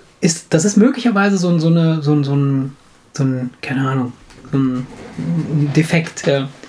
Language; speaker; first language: German; non-native, fluent; Italian